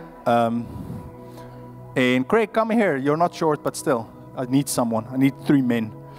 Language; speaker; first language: English; non-native, local second language; Afrikaans